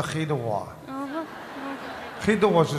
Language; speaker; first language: Chinese; non-native, local second language; Wu Chinese